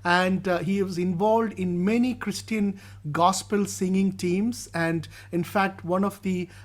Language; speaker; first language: English; non-native, local second language; Malayalam